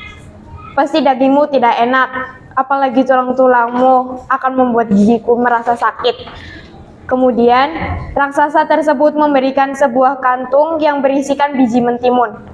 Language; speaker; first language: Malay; non-native, local second language; Javanese